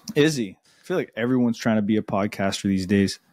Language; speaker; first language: English; early bilingual, other home language; Spanish